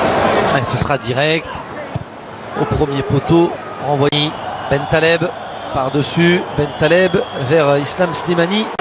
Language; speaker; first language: French; native; French